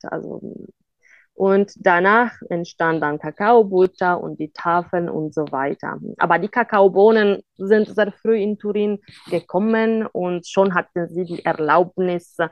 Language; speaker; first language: German; non-native, fluent; Italian